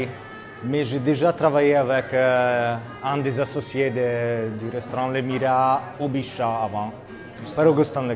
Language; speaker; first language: French; non-native, fluent; Italian